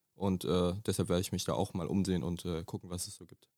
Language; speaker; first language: German; native; German